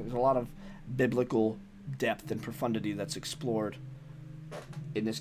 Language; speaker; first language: English; native; English